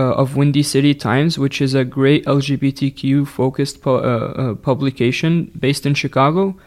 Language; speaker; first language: English; non-native, fluent; Arabic